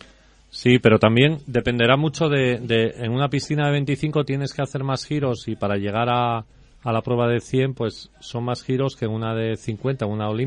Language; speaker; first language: Spanish; native; Spanish